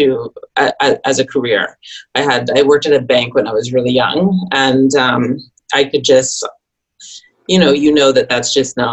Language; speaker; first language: English; native; English